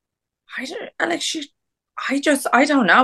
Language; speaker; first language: English; native; English